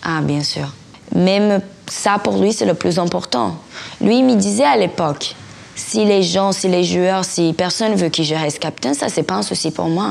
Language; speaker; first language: French; non-native, fluent; Portuguese